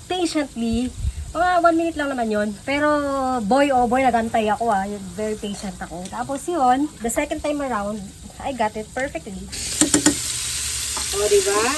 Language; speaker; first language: Filipino; non-native, local second language; Cebuano